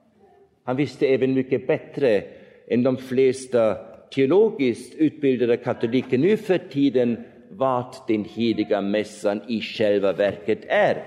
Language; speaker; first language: Swedish; non-native, fluent; German